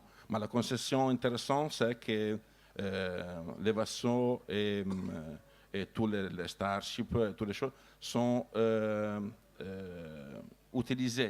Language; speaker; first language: French; non-native, learner; Italian